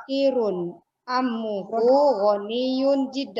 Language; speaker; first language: Arabic; non-native, learner; Indonesian